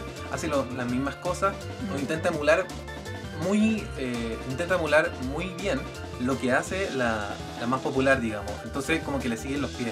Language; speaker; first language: Spanish; native; Spanish